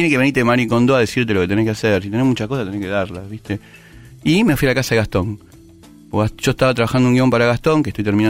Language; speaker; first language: Spanish; native; Spanish